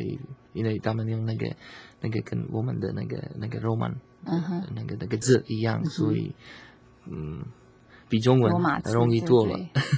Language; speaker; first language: Chinese; non-native, learner; Slovak